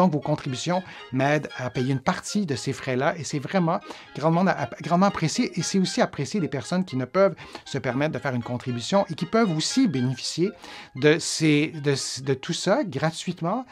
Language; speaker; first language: French; native; French